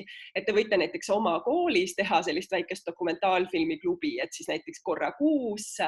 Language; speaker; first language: Estonian; native; Estonian